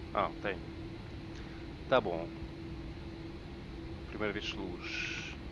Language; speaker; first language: Portuguese; non-native, learner; German